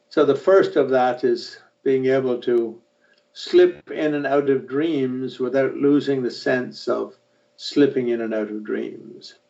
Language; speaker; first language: English; native; English